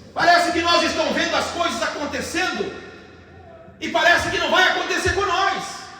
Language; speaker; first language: Portuguese; native; Portuguese